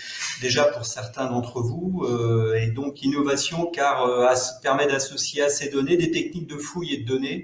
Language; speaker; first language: French; native; French